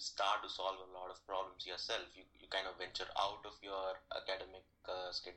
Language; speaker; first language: English; non-native, local second language; Telugu